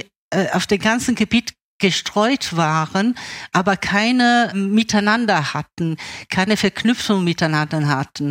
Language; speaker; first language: German; early bilingual, other home language; Italian